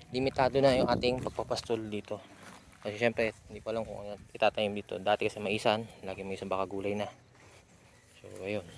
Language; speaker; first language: Filipino; non-native, local second language; Bikol